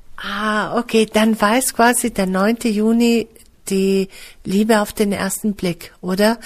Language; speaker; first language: German; native; German